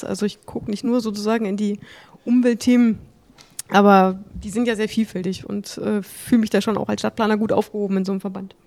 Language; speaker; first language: German; native; German